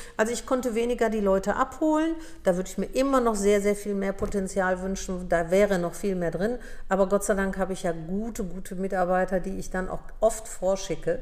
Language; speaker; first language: German; early bilingual, other home language; Polish